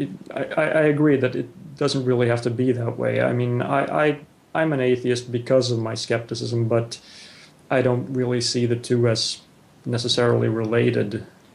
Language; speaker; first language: English; non-native, fluent; Swedish